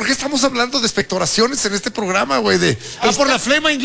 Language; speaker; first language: Spanish; native; Spanish